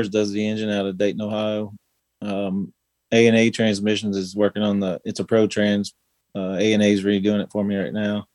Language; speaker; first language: English; native; English